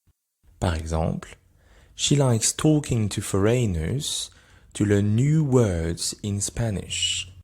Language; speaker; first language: English; non-native, fluent; French